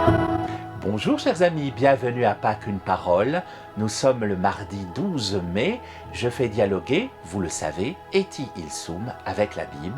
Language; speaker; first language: French; native; French